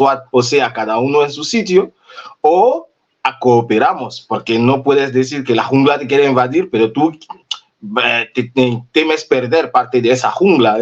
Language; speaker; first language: Spanish; non-native, fluent; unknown